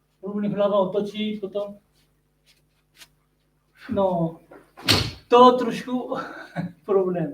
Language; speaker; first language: Czech; non-native, learner; Korean